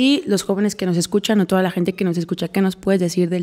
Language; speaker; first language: Spanish; native; Spanish